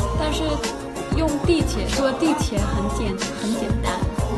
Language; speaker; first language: Chinese; non-native, learner; Danish